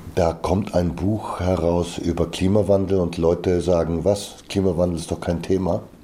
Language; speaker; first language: German; early bilingual, other home language; Bulgarian